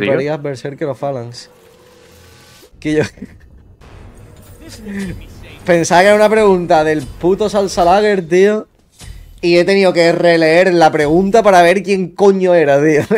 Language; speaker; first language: Spanish; native; Spanish